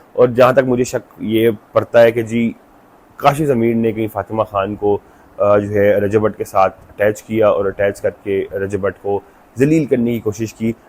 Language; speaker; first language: Urdu; non-native, local second language; Punjabi